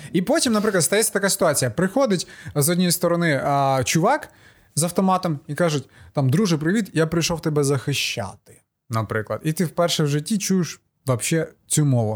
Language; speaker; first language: Ukrainian; non-native, local second language; Russian